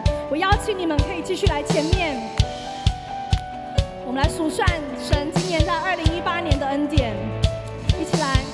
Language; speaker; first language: Chinese; native; Chinese